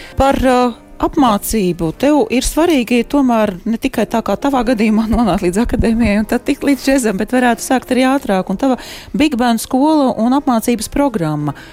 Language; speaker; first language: Latvian; native; Latvian